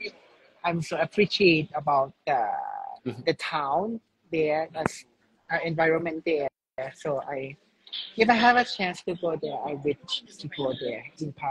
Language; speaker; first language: English; non-native, learner; Thai